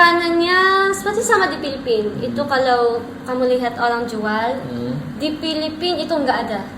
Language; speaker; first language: Indonesian; non-native, learner; Filipino